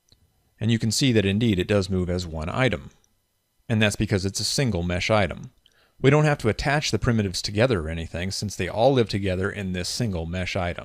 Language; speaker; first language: English; native; English